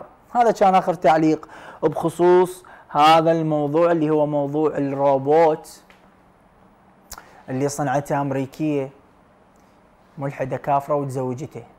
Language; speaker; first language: Arabic; native; Arabic